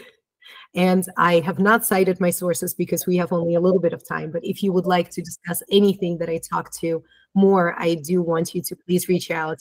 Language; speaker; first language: English; early bilingual, other home language; Romanian